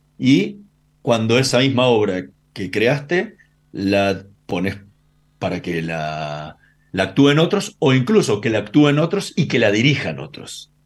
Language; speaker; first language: Spanish; native; Spanish